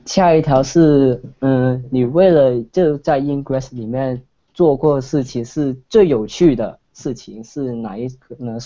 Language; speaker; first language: Chinese; non-native, local second language; Cantonese